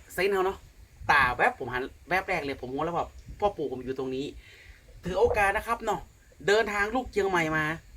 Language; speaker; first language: Thai; native; Thai